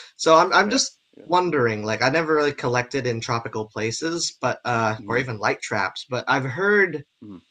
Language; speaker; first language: English; non-native, local second language; Cantonese